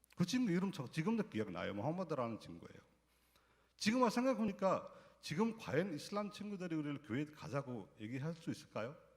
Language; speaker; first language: Korean; non-native, fluent; Nepali